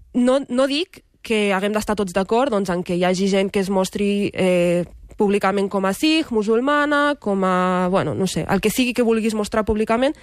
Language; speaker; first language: Catalan; early bilingual, other home language; Arabic